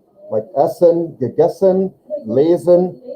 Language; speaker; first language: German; non-native, fluent; English